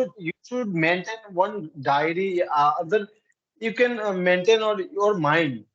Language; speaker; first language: English; non-native, learner; Hindi